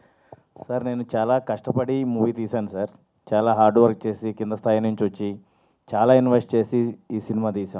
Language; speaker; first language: Telugu; native; Telugu